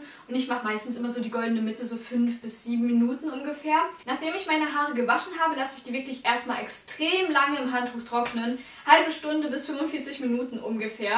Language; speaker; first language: German; native; German